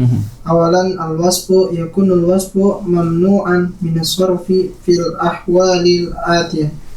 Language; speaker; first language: Arabic; non-native, learner; Indonesian